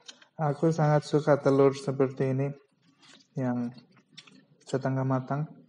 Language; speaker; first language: Indonesian; non-native, fluent; Bangla